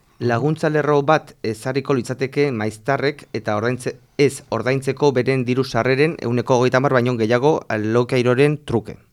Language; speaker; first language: Basque; non-native, local second language; Spanish